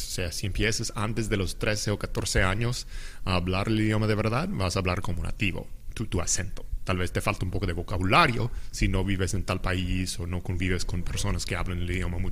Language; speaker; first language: Spanish; non-native, fluent; English